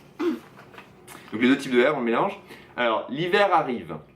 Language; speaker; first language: French; native; French